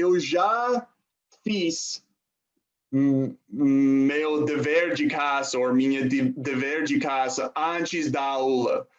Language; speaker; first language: Portuguese; non-native, fluent; English